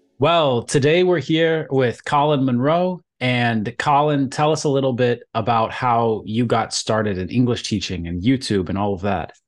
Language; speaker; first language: English; native; English